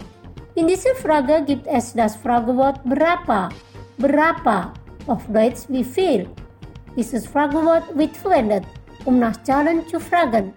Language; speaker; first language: German; non-native, fluent; Indonesian